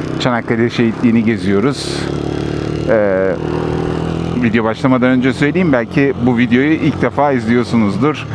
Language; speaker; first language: Turkish; early bilingual, heritage; Turkish